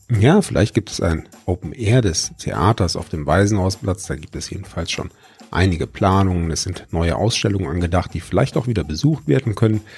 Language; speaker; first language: German; native; German